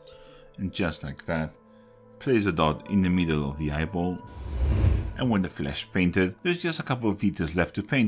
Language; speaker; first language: English; non-native, fluent; Spanish